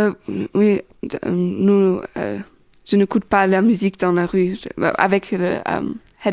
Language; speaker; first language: French; non-native, learner; German